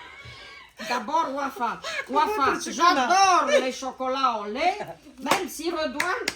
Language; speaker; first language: French; non-native, fluent; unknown